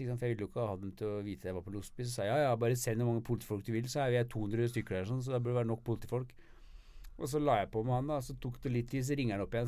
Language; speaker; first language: Norwegian; native; Norwegian